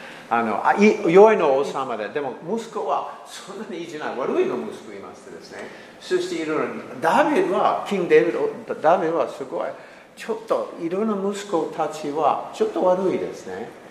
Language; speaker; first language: Japanese; non-native, learner; English